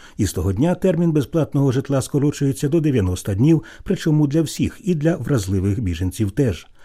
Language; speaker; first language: Ukrainian; native; Ukrainian